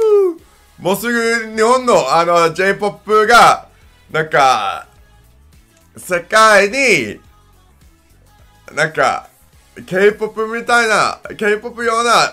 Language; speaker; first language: Japanese; non-native, learner; English